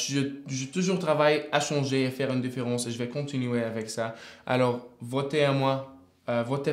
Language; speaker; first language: French; non-native, fluent; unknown